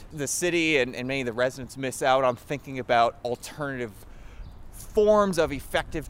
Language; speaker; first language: English; native; English